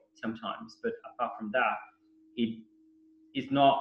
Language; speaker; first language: English; non-native, fluent; Italian